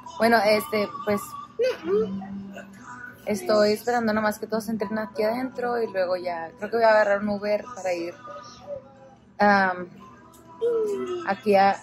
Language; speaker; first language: Spanish; early bilingual, heritage; Spanish